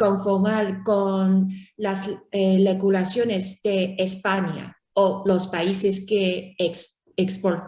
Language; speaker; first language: Spanish; non-native, learner; Chinese